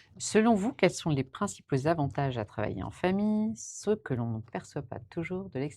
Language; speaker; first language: French; native; French